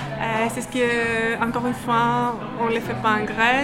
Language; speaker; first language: French; non-native, fluent; Greek